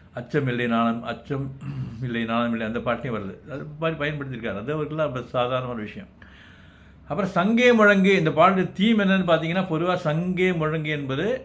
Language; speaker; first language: Tamil; native; Tamil